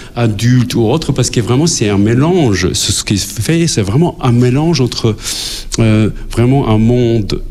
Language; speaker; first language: French; non-native, fluent; Albanian